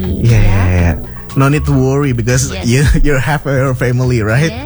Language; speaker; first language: English; non-native, learner; Indonesian